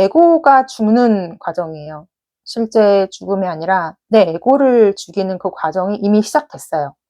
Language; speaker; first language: Korean; native; Korean